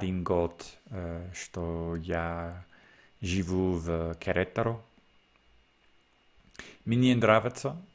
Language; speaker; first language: Russian; non-native, learner; English